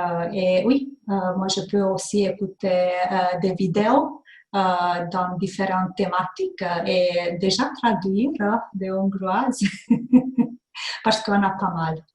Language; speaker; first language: French; non-native, fluent; Hungarian